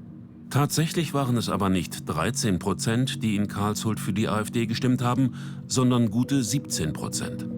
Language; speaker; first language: German; native; German